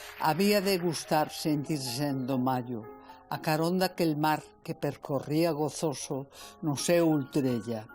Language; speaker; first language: Galician; early bilingual, other home language; Spanish